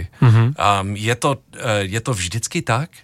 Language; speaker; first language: Czech; non-native, fluent; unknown